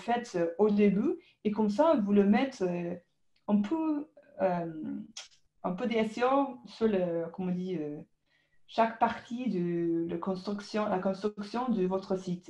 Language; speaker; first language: French; non-native, fluent; English